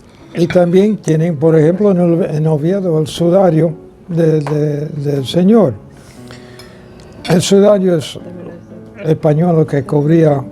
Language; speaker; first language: Spanish; non-native, fluent; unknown